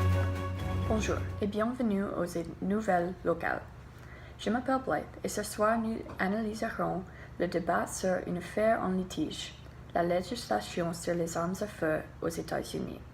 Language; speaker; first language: French; non-native, learner; English